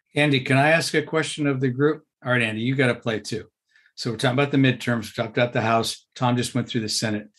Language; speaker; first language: English; native; English